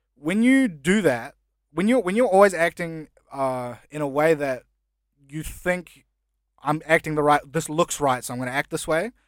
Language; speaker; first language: English; early bilingual, other home language; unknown